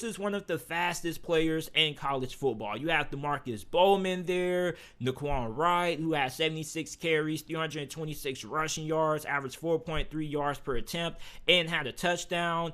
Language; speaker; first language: English; native; English